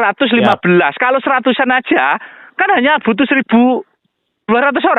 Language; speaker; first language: Indonesian; non-native, local second language; Javanese